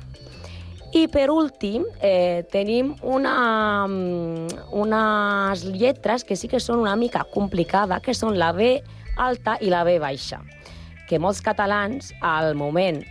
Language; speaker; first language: Catalan; non-native, learner; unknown